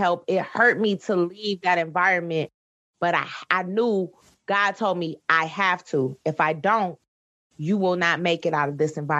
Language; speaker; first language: English; native; English